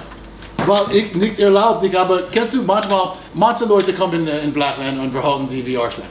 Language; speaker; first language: German; non-native, fluent; English